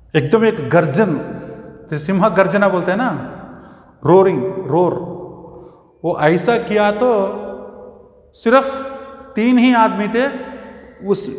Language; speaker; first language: Hindi; non-native, local second language; Telugu